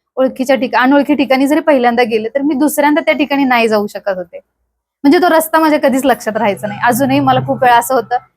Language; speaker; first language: Marathi; native; Marathi